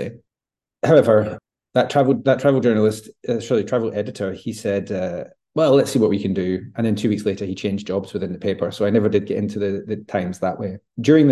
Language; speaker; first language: English; native; English